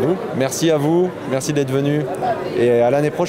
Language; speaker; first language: French; native; French